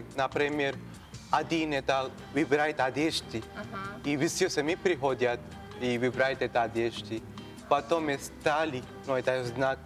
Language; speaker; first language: Russian; non-native, learner; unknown